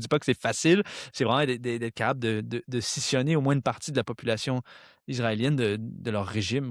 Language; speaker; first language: French; native; French